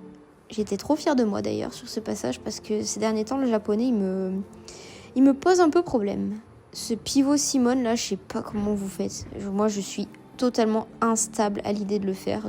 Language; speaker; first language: French; native; French